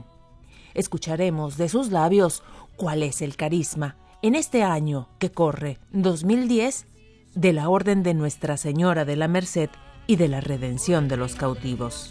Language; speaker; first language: Spanish; native; Spanish